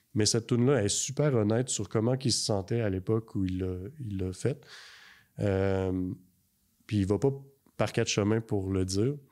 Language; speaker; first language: French; native; French